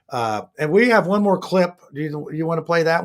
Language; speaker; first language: English; native; English